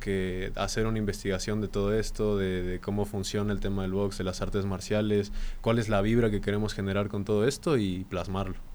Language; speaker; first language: Spanish; native; Spanish